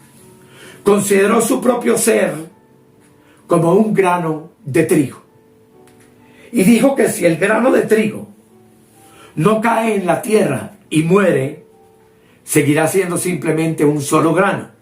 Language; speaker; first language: Spanish; native; Spanish